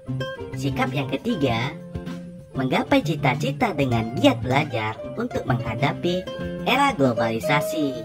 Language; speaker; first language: Indonesian; native; Indonesian